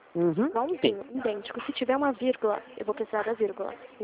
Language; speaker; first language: Portuguese; native; Portuguese